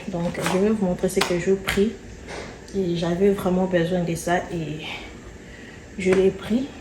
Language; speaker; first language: French; non-native, local second language; Lingala